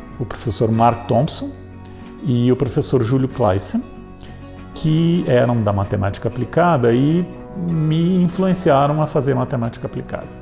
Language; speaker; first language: Portuguese; native; Portuguese